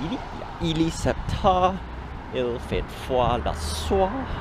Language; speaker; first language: French; non-native, learner; English